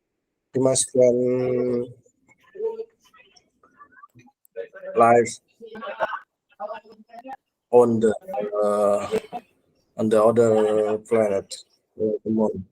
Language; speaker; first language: English; non-native, learner; Indonesian